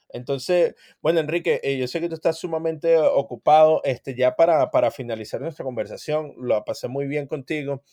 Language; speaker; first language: Spanish; native; Spanish